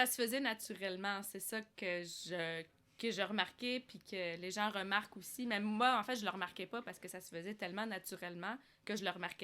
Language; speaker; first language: French; early bilingual, other home language; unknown